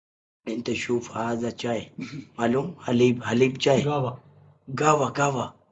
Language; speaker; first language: Arabic; non-native, learner; Punjabi